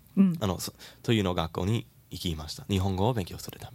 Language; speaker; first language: Japanese; non-native, learner; English